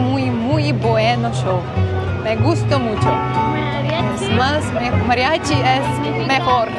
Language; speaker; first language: Spanish; non-native, learner; Ukrainian